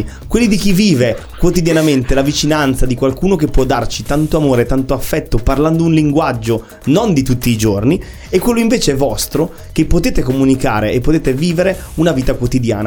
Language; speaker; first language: Italian; native; Italian